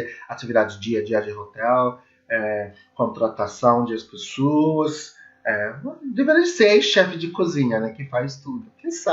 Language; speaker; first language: Portuguese; non-native, learner; English